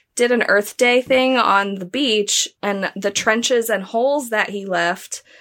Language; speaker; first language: English; native; English